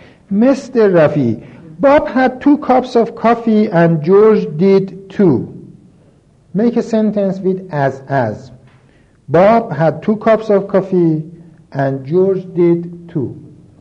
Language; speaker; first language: English; non-native, fluent; Persian